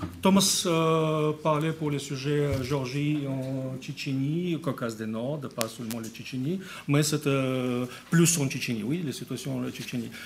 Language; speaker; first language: French; non-native, learner; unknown